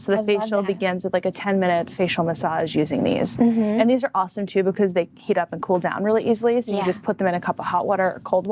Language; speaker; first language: English; native; English